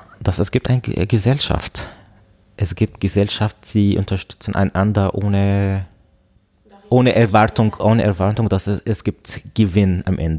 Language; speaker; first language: German; non-native, learner; Arabic